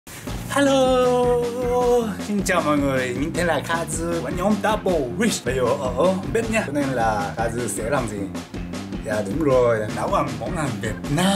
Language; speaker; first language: Vietnamese; non-native, learner; Japanese